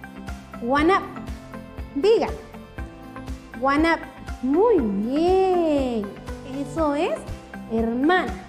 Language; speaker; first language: Spanish; non-native, local second language; Kʼicheʼ